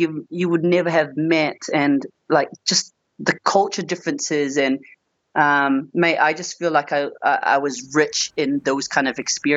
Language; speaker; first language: English; native; English